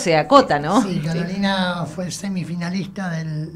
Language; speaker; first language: Spanish; native; Spanish